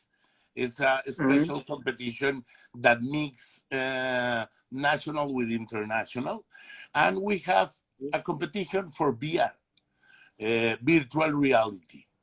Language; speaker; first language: English; non-native, learner; Spanish